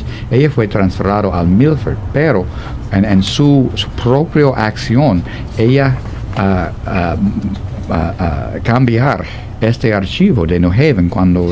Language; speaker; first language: Spanish; non-native, fluent; English